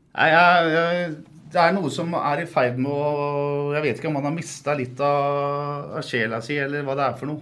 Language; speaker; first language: Norwegian; native; Norwegian